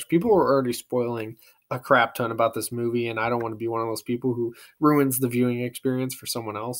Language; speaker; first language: English; native; English